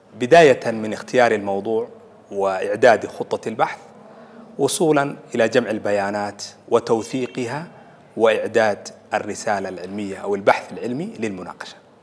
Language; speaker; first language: Arabic; non-native, local second language; Somali